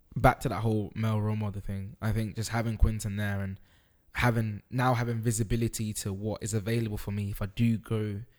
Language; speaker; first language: English; native; English